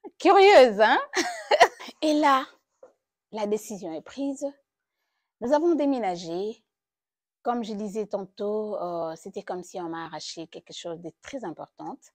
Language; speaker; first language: French; non-native, local second language; Lingala